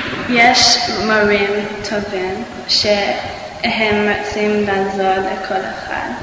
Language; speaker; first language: Hebrew; non-native, learner; English